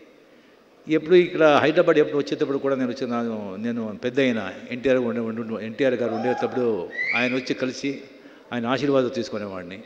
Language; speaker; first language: Telugu; non-native, local second language; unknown